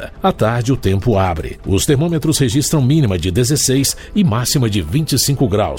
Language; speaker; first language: Portuguese; native; Portuguese